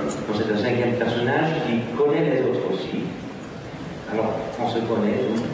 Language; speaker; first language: French; non-native, learner; Dutch